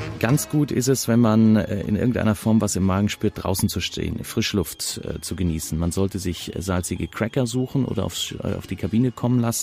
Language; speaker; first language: German; native; German